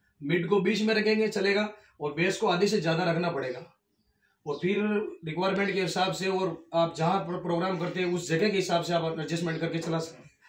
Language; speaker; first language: Hindi; non-native, local second language; Rajasthani